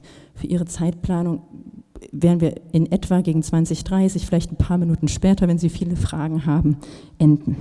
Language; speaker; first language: German; native; German